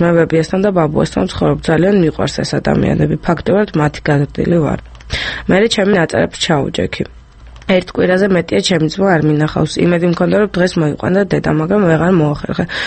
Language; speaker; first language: Georgian; early bilingual, other home language; French